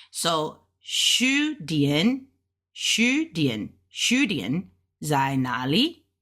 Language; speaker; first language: Chinese; non-native, learner; English